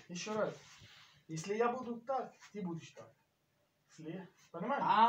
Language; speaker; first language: Russian; non-native, learner; Turkish